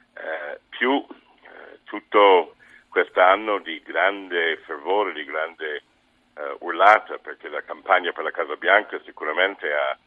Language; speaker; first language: Italian; non-native, fluent; English